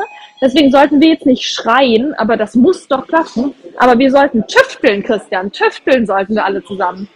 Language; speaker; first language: German; native; German